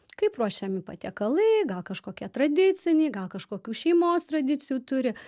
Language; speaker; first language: Lithuanian; native; Lithuanian